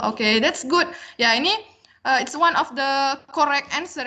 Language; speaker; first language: English; non-native, learner; Indonesian